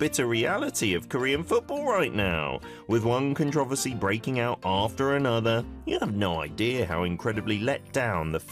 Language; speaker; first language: English; native; English